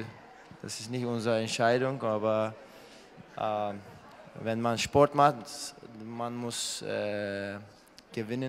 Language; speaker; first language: German; non-native, learner; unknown